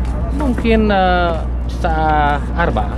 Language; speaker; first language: Arabic; non-native, learner; Indonesian